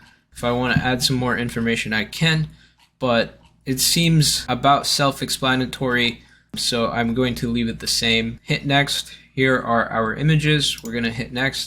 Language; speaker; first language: English; native; English